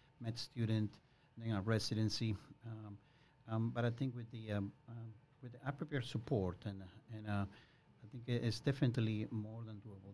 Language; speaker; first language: English; non-native, fluent; Spanish